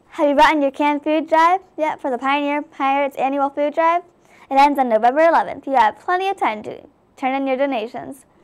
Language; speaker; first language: English; native; English